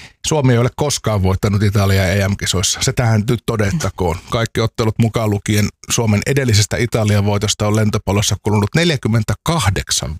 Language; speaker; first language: Finnish; native; Finnish